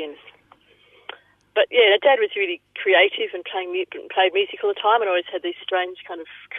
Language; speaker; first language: English; native; English